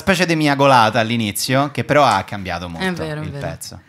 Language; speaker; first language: Italian; native; Italian